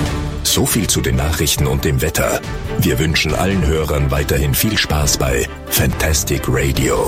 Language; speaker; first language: German; native; German